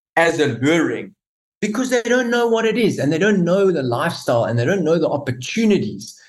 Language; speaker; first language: English; native; English